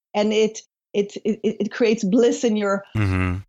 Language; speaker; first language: English; non-native, fluent; Hebrew